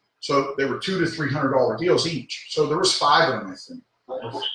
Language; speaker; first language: English; native; English